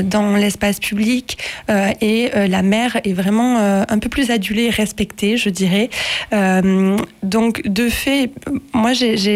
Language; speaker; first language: French; native; French